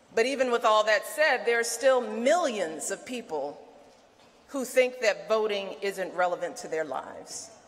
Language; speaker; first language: English; early bilingual, other home language; Spanish